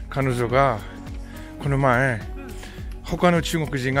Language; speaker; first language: Japanese; non-native, fluent; English